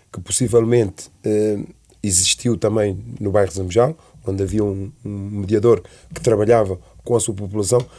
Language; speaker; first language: Portuguese; early bilingual, other home language; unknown